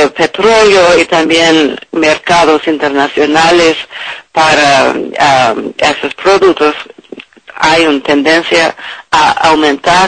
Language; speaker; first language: Spanish; non-native, learner; English